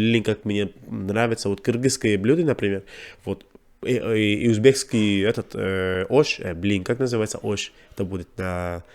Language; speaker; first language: Russian; non-native, learner; English